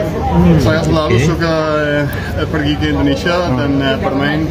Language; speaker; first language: Indonesian; non-native, learner; Danish